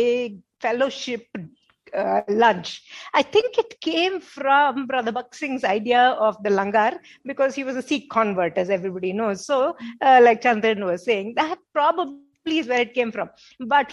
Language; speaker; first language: English; non-native, local second language; Telugu